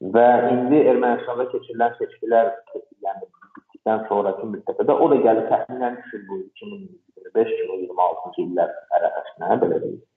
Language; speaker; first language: Azerbaijani; non-native, local second language; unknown